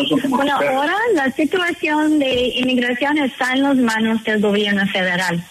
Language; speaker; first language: Spanish; non-native, fluent; English